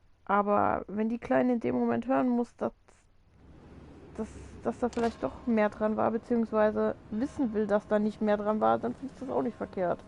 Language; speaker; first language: German; native; German